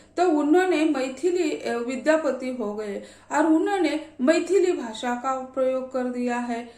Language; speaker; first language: Hindi; non-native, local second language; Marathi